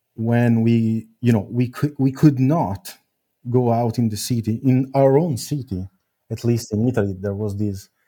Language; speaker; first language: English; non-native, fluent; Italian